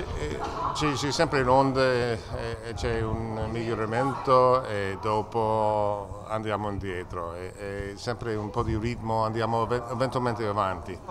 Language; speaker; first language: Italian; non-native, fluent; English